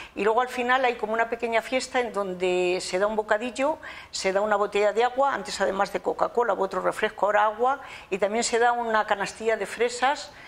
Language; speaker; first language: Spanish; native; Spanish